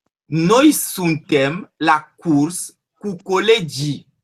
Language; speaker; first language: Romanian; non-native, learner; French